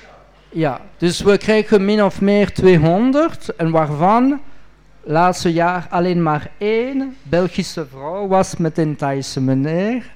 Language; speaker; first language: Dutch; non-native, local second language; French